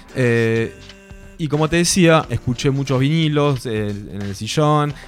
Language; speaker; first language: Spanish; native; Spanish